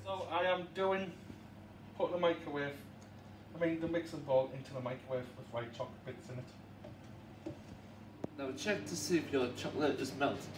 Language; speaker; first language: English; native; English